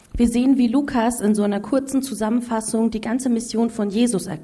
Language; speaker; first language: German; native; German